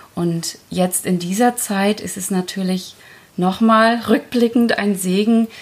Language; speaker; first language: German; early bilingual, other home language; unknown